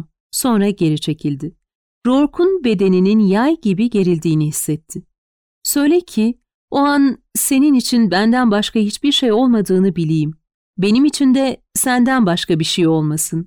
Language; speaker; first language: Turkish; native; Turkish